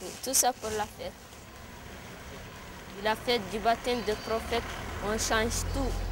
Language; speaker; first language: French; non-native, learner; Arabic